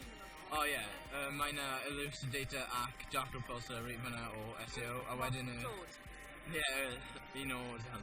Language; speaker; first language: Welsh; non-native, local second language; English